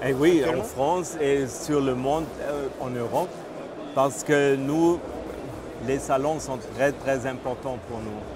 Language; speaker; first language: French; non-native, fluent; German